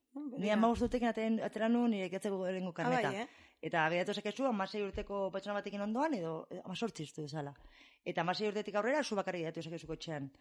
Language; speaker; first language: Basque; non-native, fluent; English